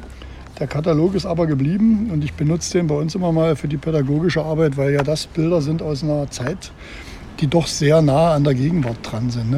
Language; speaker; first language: German; native; German